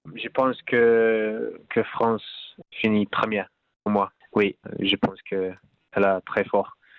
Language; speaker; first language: French; non-native, learner; English